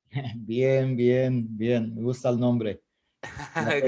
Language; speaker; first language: Spanish; non-native, fluent; Arabic